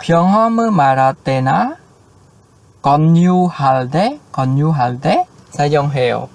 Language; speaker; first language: Korean; non-native, fluent; Khmer